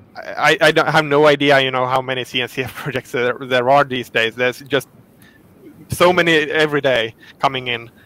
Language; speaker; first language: English; non-native, fluent; Finnish